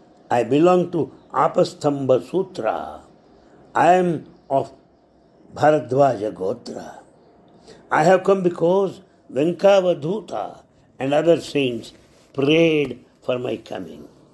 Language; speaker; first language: English; non-native, local second language; Telugu